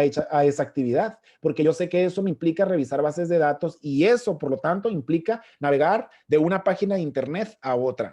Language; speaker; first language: Spanish; native; Spanish